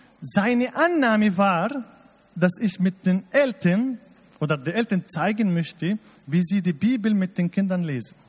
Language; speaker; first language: German; non-native, fluent; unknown